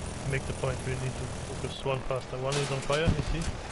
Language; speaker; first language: English; non-native, learner; German